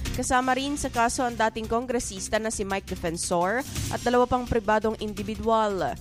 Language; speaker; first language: Filipino; native; Filipino